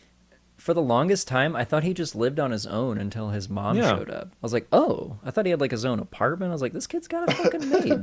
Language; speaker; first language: English; native; English